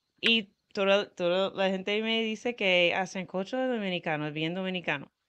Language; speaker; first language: Spanish; non-native, fluent; English